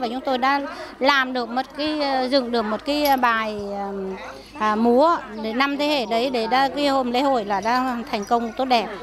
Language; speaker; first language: Vietnamese; non-native, local second language; Tày